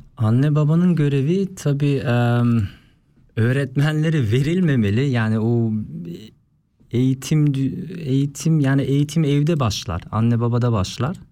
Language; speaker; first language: Turkish; early bilingual, heritage; Turkish